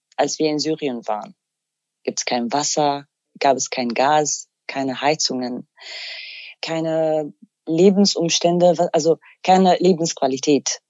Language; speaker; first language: German; non-native, fluent; Arabic